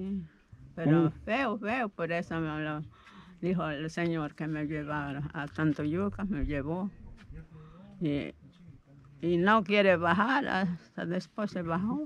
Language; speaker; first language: Spanish; non-native, local second language; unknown